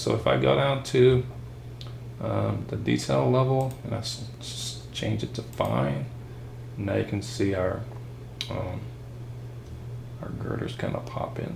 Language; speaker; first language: English; native; English